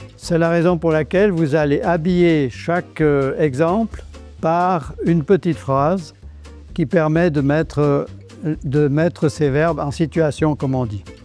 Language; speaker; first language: French; native; French